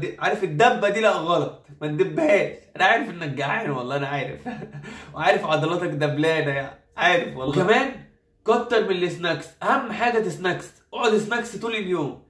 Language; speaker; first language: Arabic; native; Arabic